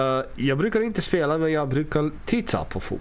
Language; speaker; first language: Swedish; non-native, learner; English